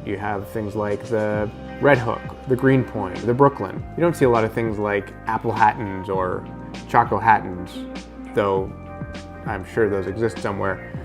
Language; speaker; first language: English; native; English